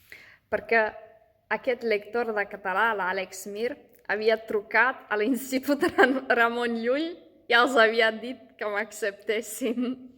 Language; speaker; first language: Catalan; non-native, fluent; German